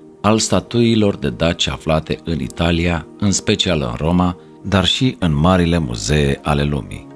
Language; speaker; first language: Romanian; native; Romanian